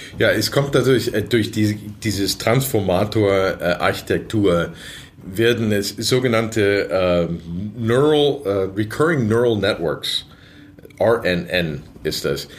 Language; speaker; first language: German; early bilingual, other home language; English